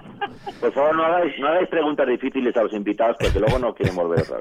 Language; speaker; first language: Spanish; native; Spanish